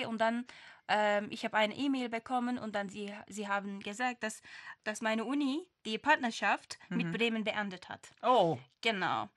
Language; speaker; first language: German; non-native, fluent; Turkish